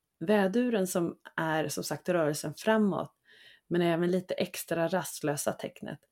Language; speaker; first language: Swedish; native; Swedish